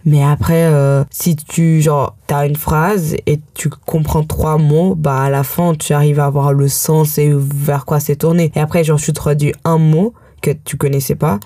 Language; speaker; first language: French; early bilingual, heritage; French